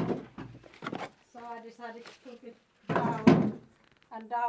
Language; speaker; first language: English; non-native, fluent; Finnish